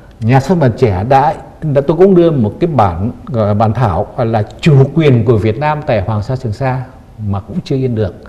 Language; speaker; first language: Vietnamese; native; Vietnamese